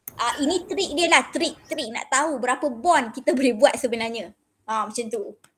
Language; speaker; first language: Malay; native; Malay